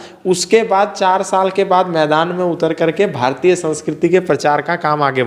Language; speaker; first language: Hindi; native; Hindi